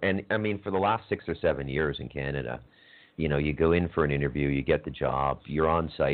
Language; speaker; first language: English; native; English